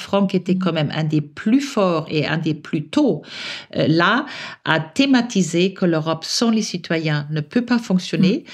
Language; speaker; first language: French; non-native, fluent; German